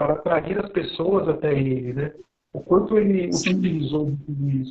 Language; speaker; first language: Portuguese; native; Portuguese